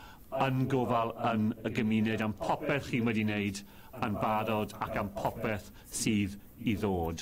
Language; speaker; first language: Welsh; non-native, fluent; English